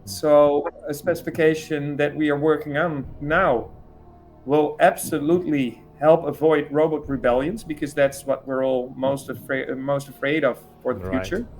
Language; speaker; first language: English; non-native, fluent; Dutch